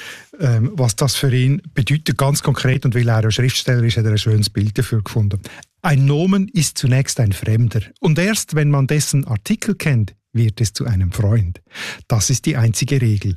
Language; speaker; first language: German; native; German